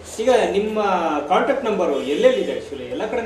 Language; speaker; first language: Kannada; native; Kannada